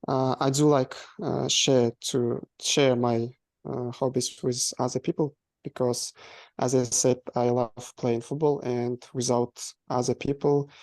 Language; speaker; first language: English; non-native, learner; Kazakh